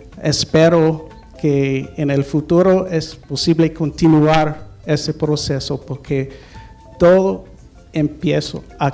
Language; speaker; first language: Spanish; non-native, learner; English